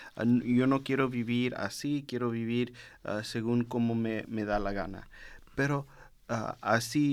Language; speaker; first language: Spanish; early bilingual, heritage; Spanish